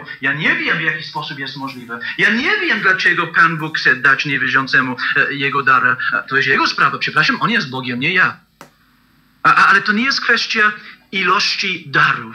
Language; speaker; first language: Polish; non-native, learner; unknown